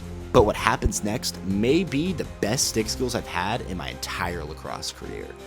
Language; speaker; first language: English; native; English